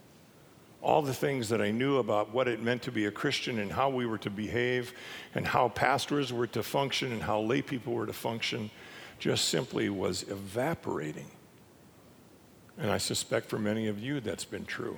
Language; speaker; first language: English; native; English